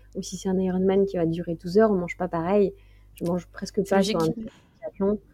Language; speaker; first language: French; native; French